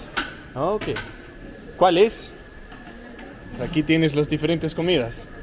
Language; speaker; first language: Spanish; non-native, learner; Danish